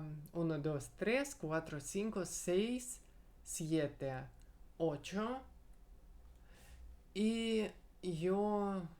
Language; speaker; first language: Spanish; non-native, learner; Russian